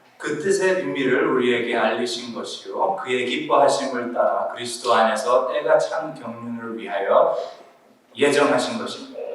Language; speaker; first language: Korean; early bilingual, heritage; Korean